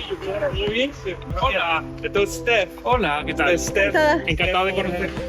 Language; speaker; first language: Spanish; non-native, learner; English